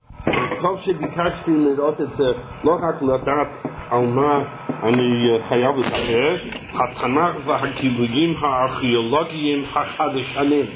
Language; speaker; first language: Hebrew; non-native, fluent; English